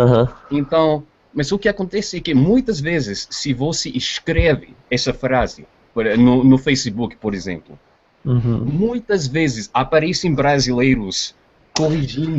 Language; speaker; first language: Portuguese; non-native, fluent; English